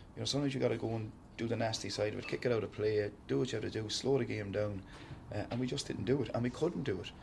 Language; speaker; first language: English; native; English